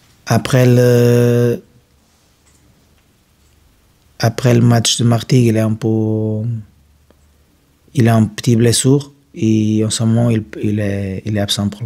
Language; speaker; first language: French; non-native, fluent; Portuguese